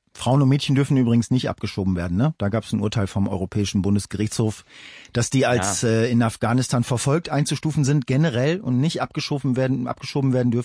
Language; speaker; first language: German; native; German